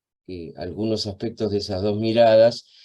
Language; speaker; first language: Spanish; native; Spanish